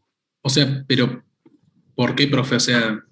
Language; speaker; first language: Spanish; native; Spanish